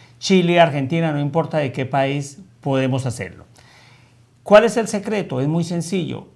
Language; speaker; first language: Spanish; native; Spanish